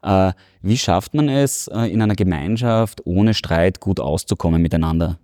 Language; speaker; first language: German; native; German